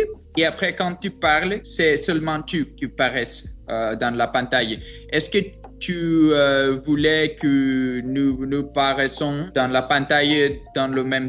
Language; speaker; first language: French; non-native, learner; Greek